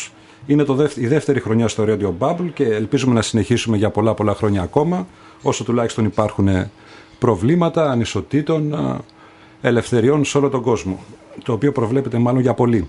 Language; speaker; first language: Greek; native; Greek